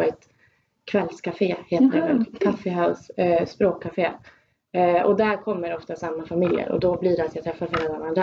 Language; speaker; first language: Swedish; native; Swedish